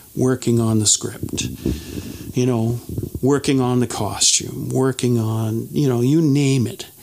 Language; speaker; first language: English; native; English